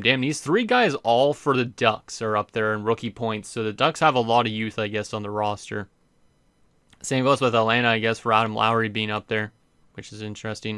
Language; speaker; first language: English; native; English